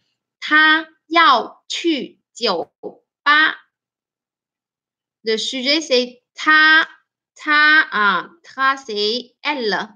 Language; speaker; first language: French; non-native, fluent; Chinese